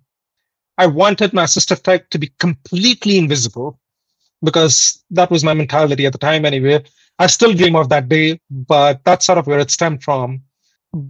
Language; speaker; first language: English; non-native, local second language; Hindi